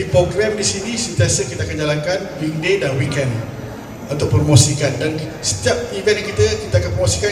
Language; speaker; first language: Malay; native; Malay